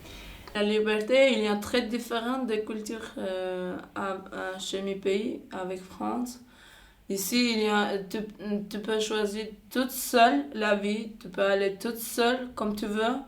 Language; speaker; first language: French; non-native, learner; Albanian